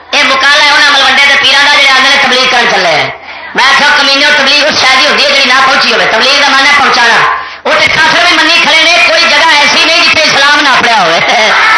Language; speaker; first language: Urdu; non-native, local second language; Punjabi